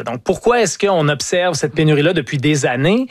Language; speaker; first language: French; native; French